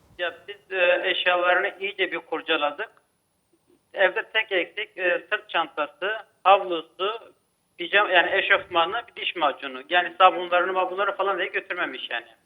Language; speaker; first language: Turkish; native; Turkish